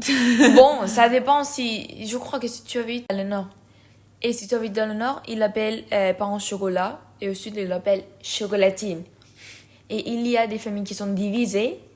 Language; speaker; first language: French; non-native, learner; Spanish